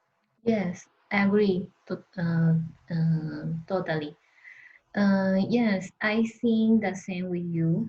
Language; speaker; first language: English; non-native, learner; Spanish